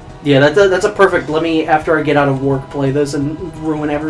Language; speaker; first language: English; native; English